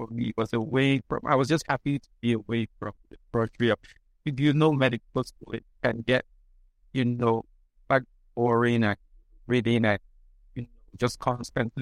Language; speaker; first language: English; non-native, local second language; Igbo